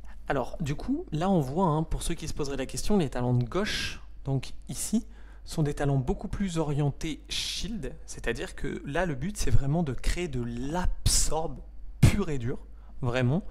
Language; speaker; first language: French; native; French